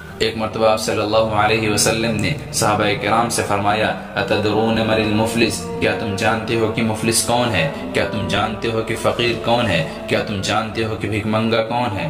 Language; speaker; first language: Urdu; native; Urdu